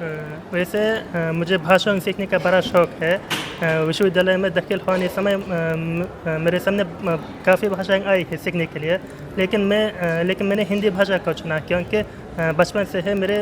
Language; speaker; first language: Hindi; non-native, learner; Uzbek